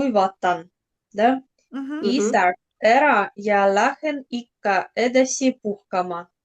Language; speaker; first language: Estonian; non-native, learner; Russian